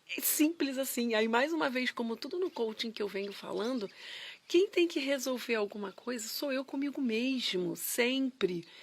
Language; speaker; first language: Portuguese; native; Portuguese